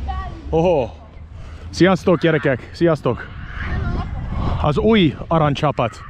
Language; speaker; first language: Hungarian; non-native, learner; English